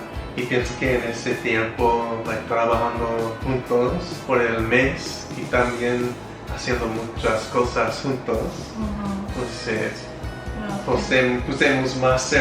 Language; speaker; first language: Spanish; non-native, fluent; English